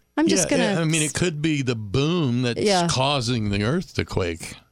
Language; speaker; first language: English; native; English